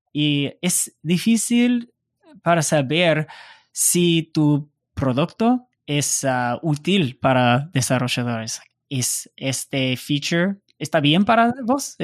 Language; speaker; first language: Spanish; non-native, learner; English